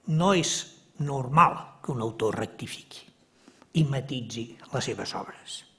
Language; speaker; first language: Catalan; native; Catalan